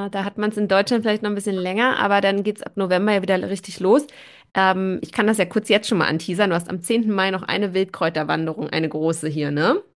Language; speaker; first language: German; native; German